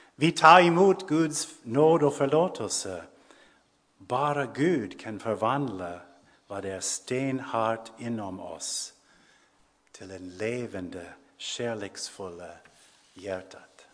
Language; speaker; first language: Swedish; non-native, fluent; English